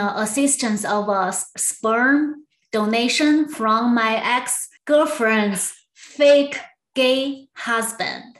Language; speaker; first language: English; non-native, learner; Chinese